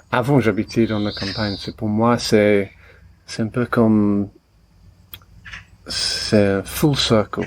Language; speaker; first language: French; non-native, learner; English